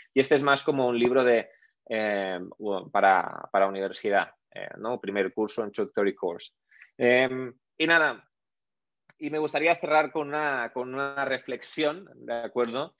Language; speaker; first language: Spanish; native; Spanish